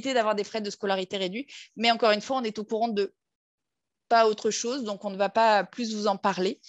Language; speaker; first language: French; native; French